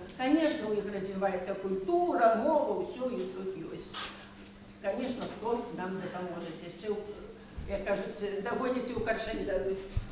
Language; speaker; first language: Belarusian; native; Belarusian